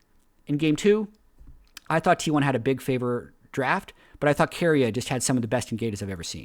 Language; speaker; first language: English; native; English